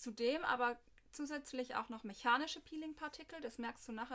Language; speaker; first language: German; native; German